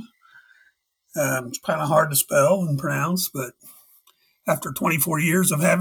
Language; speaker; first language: English; native; English